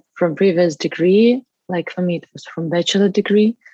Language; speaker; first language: English; non-native, learner; Russian